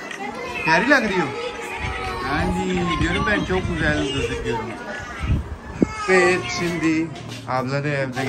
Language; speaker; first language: Turkish; non-native, learner; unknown